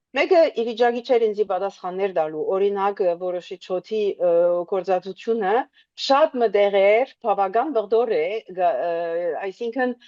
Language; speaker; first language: Armenian; early bilingual, heritage; Armenian